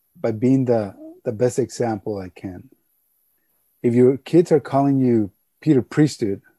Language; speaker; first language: English; early bilingual, other home language; Spanish